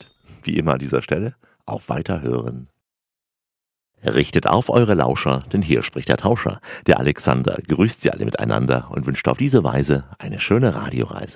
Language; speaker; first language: German; native; German